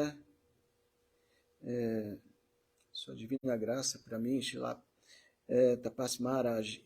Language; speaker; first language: Portuguese; native; Portuguese